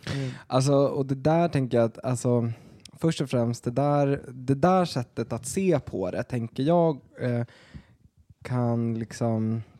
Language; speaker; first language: Swedish; native; Swedish